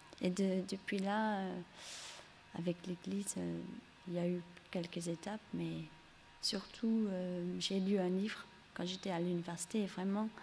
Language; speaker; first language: French; early bilingual, heritage; English